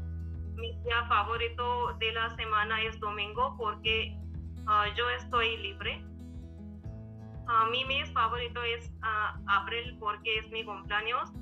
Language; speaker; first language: Spanish; non-native, learner; Hindi